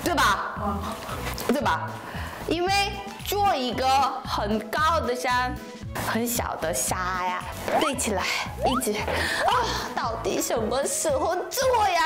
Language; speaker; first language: Chinese; non-native, learner; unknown